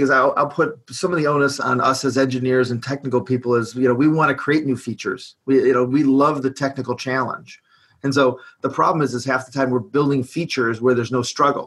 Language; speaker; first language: English; native; English